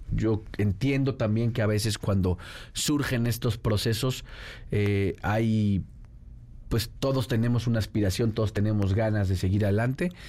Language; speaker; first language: Spanish; native; Spanish